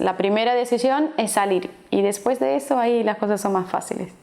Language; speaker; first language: Spanish; non-native, fluent; Portuguese